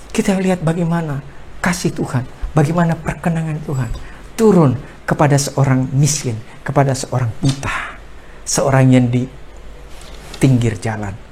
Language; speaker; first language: Indonesian; native; Indonesian